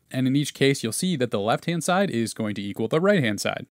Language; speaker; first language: English; native; English